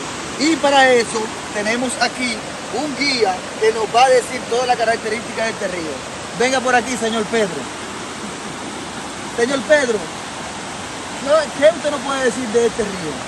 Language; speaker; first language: Spanish; native; Spanish